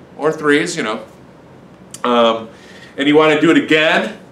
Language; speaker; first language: English; native; English